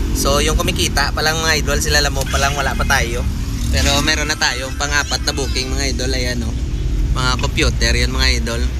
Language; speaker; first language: Filipino; non-native, local second language; Hiligaynon